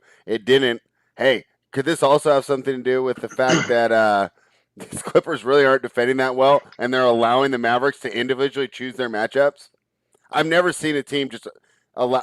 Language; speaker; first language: English; native; English